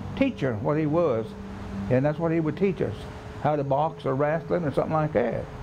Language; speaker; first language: English; native; English